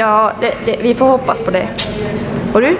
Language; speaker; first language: Swedish; native; Swedish